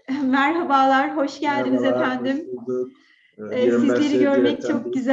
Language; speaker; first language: Turkish; native; Turkish